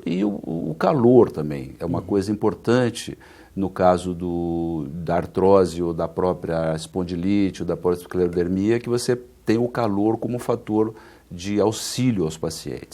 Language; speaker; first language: Portuguese; native; Portuguese